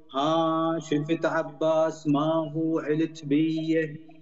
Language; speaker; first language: Arabic; native; Arabic